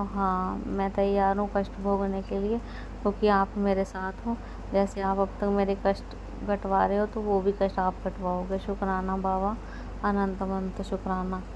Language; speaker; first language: Hindi; native; Hindi